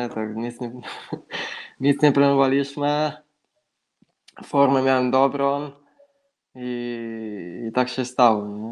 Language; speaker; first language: Polish; non-native, fluent; Italian